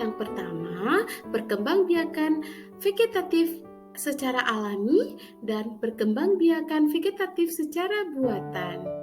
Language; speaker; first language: Indonesian; native; Indonesian